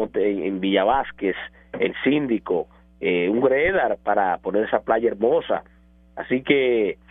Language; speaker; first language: Spanish; native; Spanish